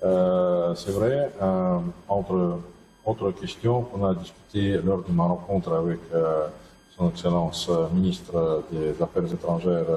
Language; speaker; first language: French; non-native, fluent; Russian